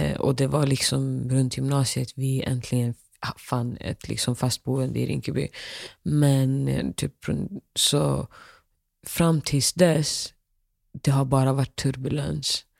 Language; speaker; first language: Swedish; early bilingual, other home language; Somali